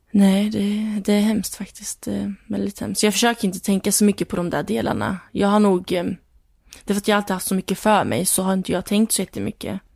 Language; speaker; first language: Swedish; native; Swedish